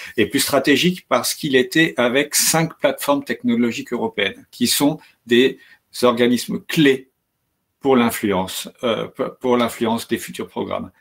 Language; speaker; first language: French; native; French